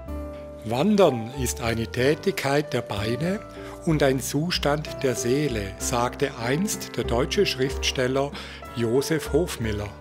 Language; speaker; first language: German; native; German